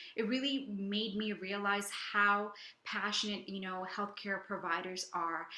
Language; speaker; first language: English; native; English